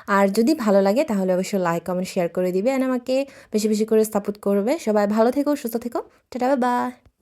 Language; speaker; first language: Bangla; non-native, local second language; Chakma